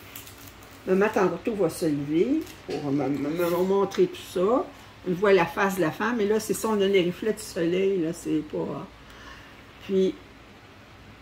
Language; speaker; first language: French; native; French